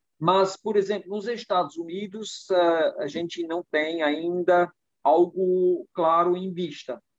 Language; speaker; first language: Portuguese; non-native, fluent; German